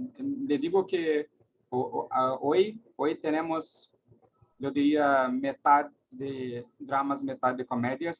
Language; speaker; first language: Spanish; non-native, learner; Portuguese